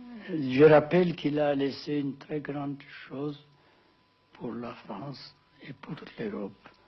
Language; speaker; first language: French; non-native, fluent; Amharic